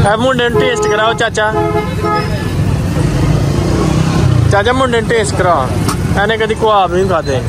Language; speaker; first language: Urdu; non-native, local second language; Punjabi